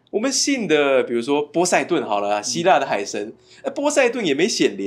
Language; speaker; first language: Chinese; native; Chinese